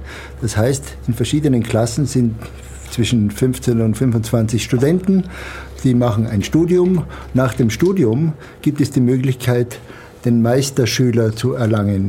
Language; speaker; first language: German; native; German